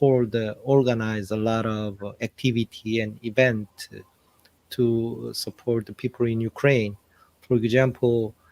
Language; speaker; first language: English; non-native, fluent; Korean